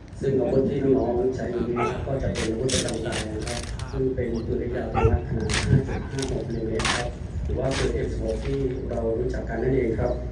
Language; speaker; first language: Thai; native; Thai